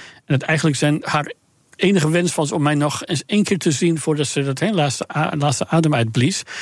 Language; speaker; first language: Dutch; non-native, fluent; Persian